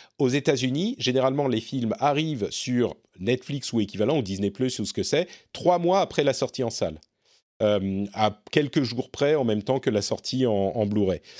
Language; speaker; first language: French; native; French